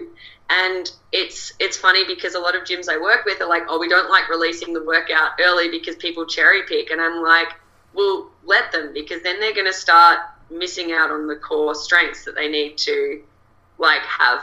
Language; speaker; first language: English; native; English